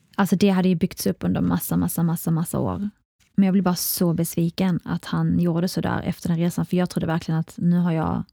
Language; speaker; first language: Swedish; early bilingual, other home language; Arabic